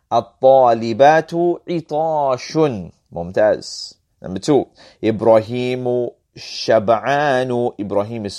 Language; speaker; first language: Arabic; non-native, fluent; English